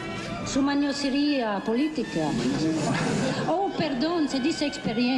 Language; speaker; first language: Spanish; non-native, fluent; French